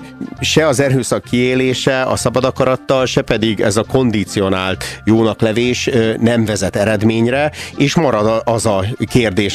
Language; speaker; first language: Hungarian; native; Hungarian